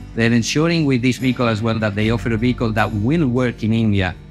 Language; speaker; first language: English; non-native, fluent; Spanish